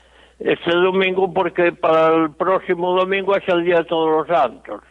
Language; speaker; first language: Spanish; non-native, local second language; Galician